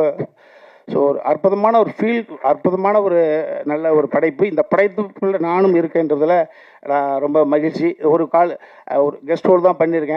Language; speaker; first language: Tamil; native; Tamil